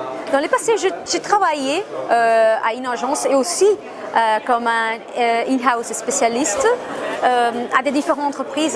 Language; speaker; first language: French; non-native, fluent; Spanish